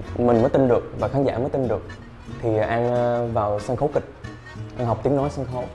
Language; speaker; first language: Vietnamese; early bilingual, heritage; Vietnamese